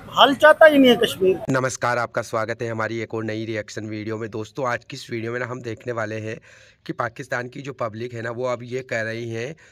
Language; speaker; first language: Hindi; native; Hindi